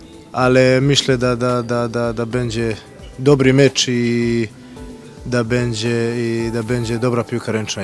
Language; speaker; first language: Polish; non-native, learner; Croatian